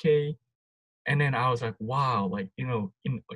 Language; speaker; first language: English; non-native, fluent; Turkish